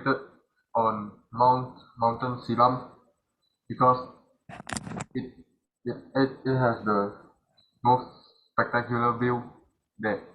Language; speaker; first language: English; non-native, learner; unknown